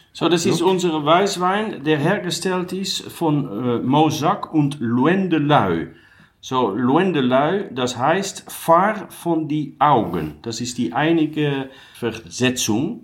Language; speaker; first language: German; non-native, learner; Dutch